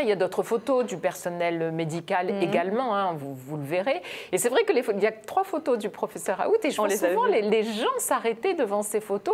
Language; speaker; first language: French; native; French